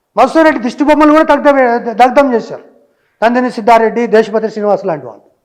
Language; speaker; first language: Telugu; native; Telugu